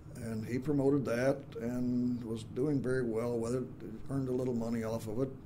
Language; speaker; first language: English; native; English